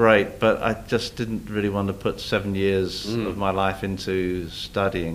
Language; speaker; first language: English; native; English